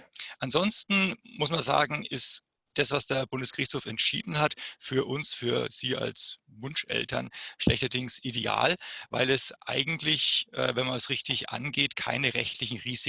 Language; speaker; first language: German; native; German